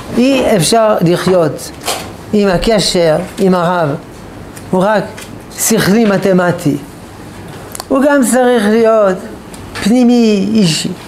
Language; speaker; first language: Hebrew; non-native, fluent; French